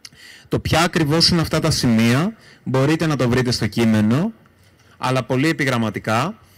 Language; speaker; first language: Greek; native; Greek